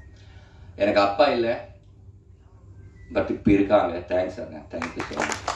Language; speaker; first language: Tamil; non-native, learner; Telugu